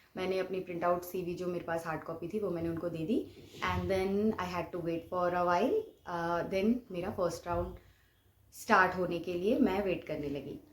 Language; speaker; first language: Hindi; non-native, local second language; Bangla